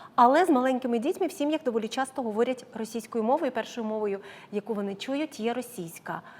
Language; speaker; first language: Ukrainian; native; Ukrainian